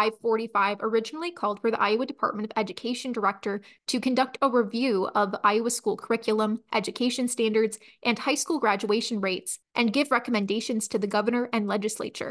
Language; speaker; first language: English; native; English